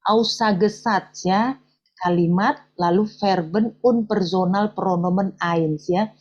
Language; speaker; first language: German; non-native, fluent; Indonesian